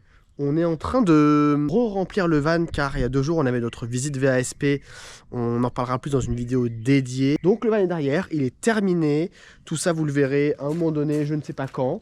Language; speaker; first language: French; native; French